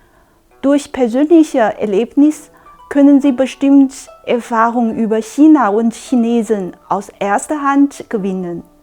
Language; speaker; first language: German; non-native, fluent; Chinese